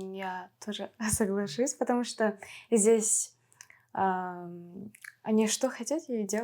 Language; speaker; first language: Russian; non-native, local second language; Kazakh